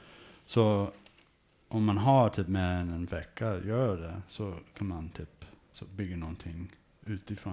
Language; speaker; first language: Swedish; early bilingual, heritage; English